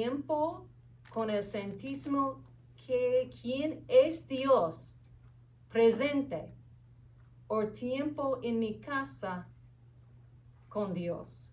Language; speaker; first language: Spanish; non-native, fluent; English